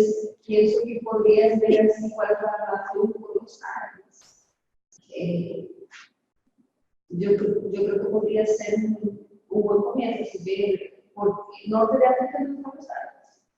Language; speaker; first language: Spanish; non-native, fluent; Portuguese